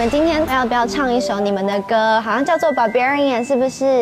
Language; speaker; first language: Chinese; native; Chinese